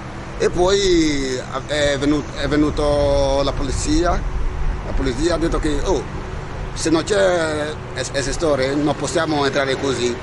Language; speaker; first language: Italian; non-native, learner; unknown